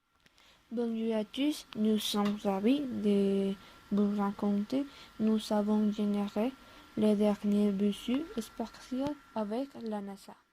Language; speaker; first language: French; non-native, learner; Spanish